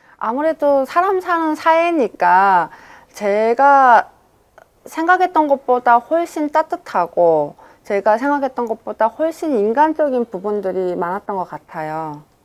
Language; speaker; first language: Korean; native; Korean